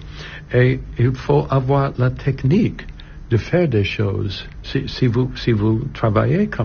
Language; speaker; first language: French; non-native, learner; English